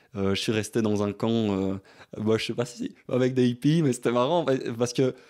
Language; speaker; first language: French; native; French